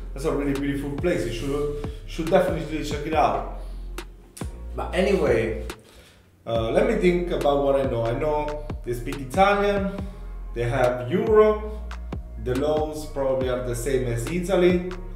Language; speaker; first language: English; non-native, fluent; Italian